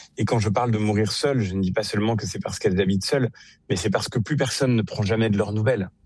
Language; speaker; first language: French; native; French